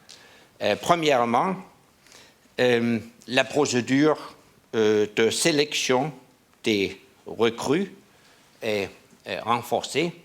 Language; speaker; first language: French; non-native, learner; Danish